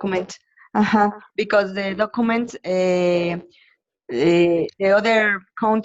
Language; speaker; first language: English; non-native, learner; Spanish